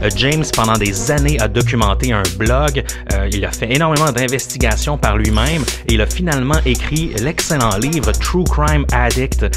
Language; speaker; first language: French; native; French